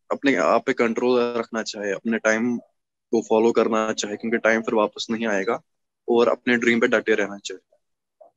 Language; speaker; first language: Hindi; native; Hindi